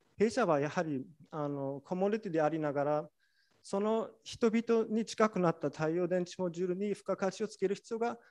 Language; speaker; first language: Japanese; non-native, fluent; German